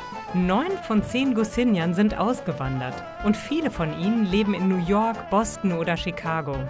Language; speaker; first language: German; native; German